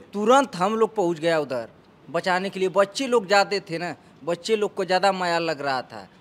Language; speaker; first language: Hindi; native; Hindi